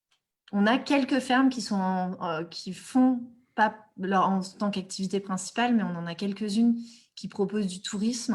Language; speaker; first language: French; native; French